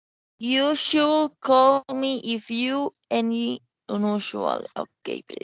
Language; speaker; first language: English; non-native, learner; Spanish